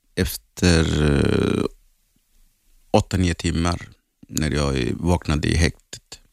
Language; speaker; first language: Swedish; non-native, learner; Arabic